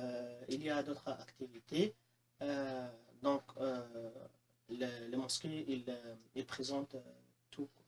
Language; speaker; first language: French; non-native, local second language; Arabic